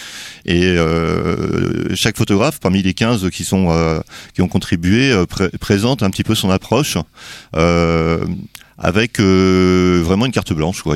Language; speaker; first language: French; native; French